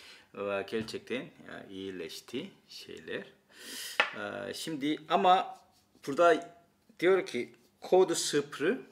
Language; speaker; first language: Turkish; non-native, fluent; Korean